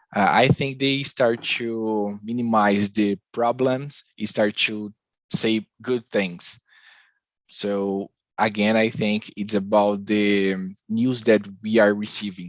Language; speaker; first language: English; non-native, learner; Portuguese